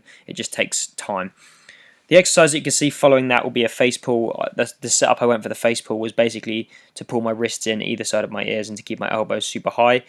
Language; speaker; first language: English; native; English